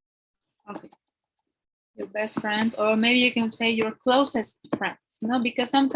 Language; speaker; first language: English; non-native, fluent; Spanish